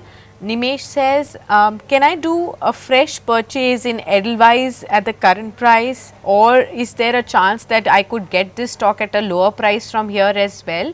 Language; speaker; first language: English; non-native, local second language; Hindi